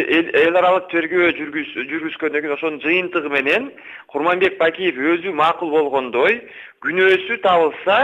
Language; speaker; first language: Kyrgyz; native; Kyrgyz